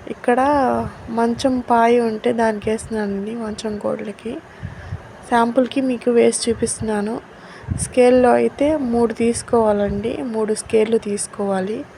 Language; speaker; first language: Telugu; non-native, local second language; Urdu